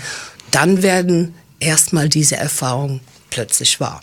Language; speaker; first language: German; early bilingual, heritage; English